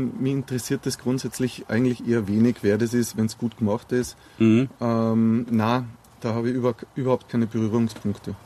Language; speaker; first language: German; native; German